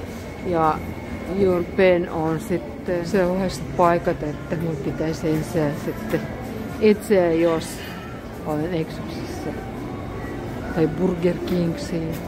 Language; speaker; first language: Finnish; non-native, fluent; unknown